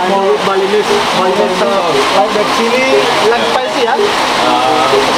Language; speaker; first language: English; non-native, learner; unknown